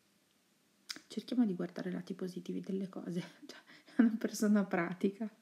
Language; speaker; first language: Italian; native; Italian